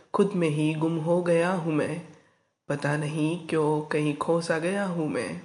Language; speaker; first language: Hindi; non-native, local second language; Marathi